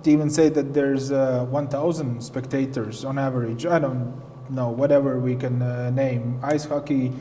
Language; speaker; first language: English; non-native, fluent; Latvian